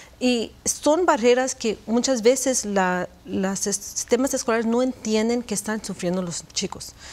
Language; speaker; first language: Spanish; early bilingual, heritage; Spanish